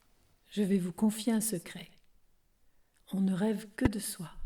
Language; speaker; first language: French; native; French